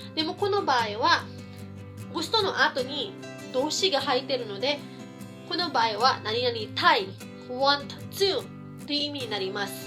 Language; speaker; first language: Japanese; non-native, fluent; Cebuano